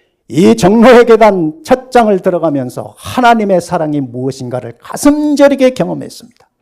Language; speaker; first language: Korean; native; Korean